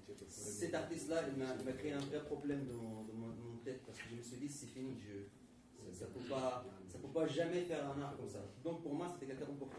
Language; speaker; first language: French; non-native, fluent; Arabic